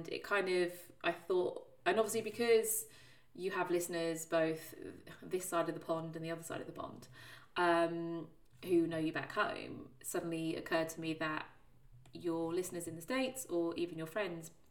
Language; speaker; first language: English; native; English